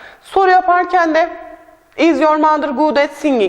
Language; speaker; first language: English; non-native, fluent; Turkish